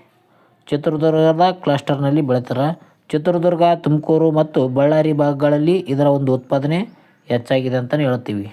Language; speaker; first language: Kannada; native; Kannada